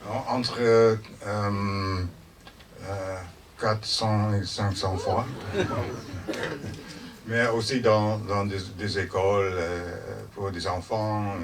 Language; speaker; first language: French; non-native, learner; Dutch